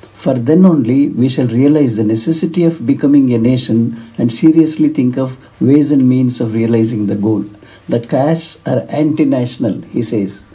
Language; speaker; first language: English; non-native, local second language; Kannada